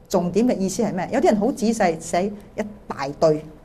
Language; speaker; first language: Cantonese; early bilingual, heritage; Cantonese